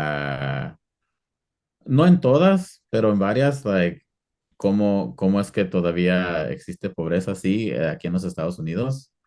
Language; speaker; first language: Spanish; early bilingual, heritage; Spanish